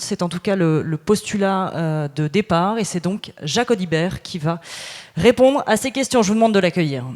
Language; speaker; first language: French; native; French